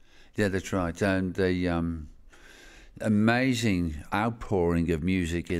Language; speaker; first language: English; native; English